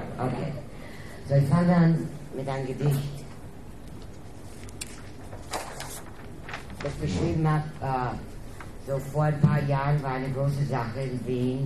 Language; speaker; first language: German; non-native, fluent; English